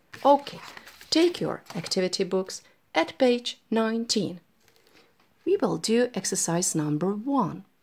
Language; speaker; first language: English; non-native, fluent; Czech